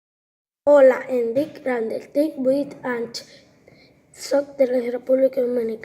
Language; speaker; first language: Catalan; non-native, learner; Spanish